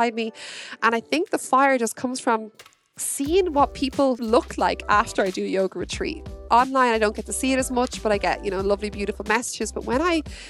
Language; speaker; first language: English; native; English